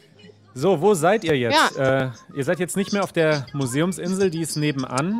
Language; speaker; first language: German; native; German